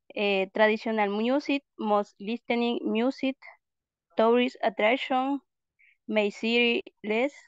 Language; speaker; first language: English; non-native, learner; Spanish